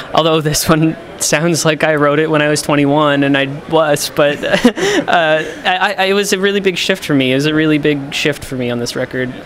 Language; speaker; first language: English; native; English